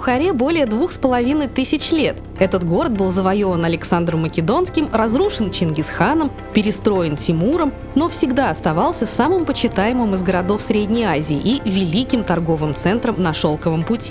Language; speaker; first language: Russian; native; Russian